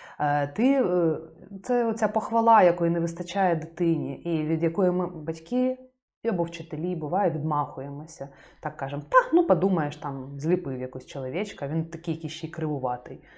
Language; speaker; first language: Ukrainian; native; Ukrainian